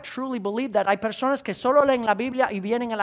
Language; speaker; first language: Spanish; non-native, fluent; English